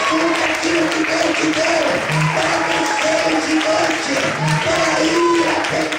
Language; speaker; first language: Portuguese; non-native, fluent; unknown